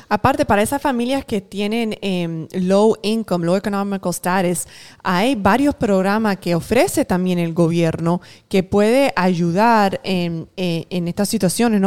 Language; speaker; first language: Spanish; early bilingual, heritage; Spanish